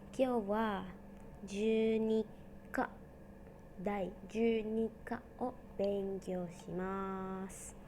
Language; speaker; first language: Japanese; non-native, fluent; Indonesian